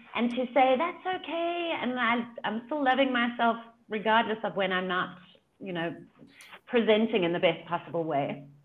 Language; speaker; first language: English; native; English